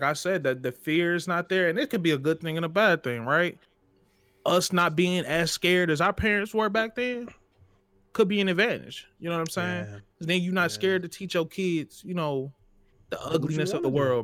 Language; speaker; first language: English; native; English